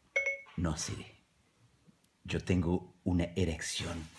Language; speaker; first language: Spanish; non-native, learner; Portuguese